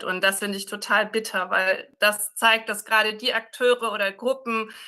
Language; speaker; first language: German; native; German